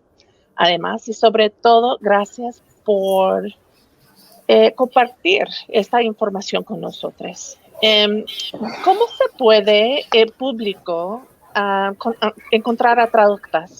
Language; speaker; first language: Spanish; non-native, fluent; English